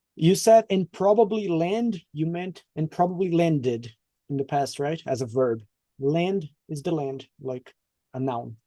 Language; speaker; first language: English; non-native, fluent; Portuguese